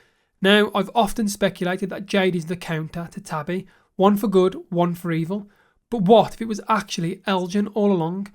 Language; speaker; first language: English; native; English